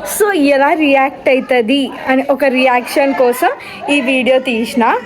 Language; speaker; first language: Telugu; non-native, local second language; Lambadi